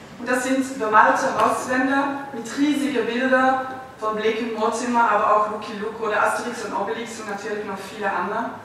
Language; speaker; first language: German; non-native, fluent; Dutch